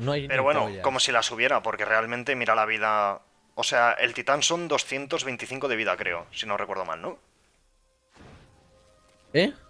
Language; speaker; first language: Spanish; native; Spanish